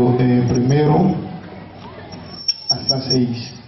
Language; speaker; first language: Spanish; non-native, fluent; Haitian Creole